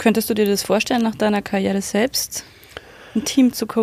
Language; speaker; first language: German; native; German